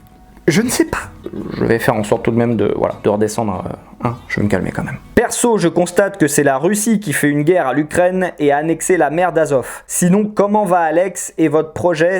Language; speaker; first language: French; native; French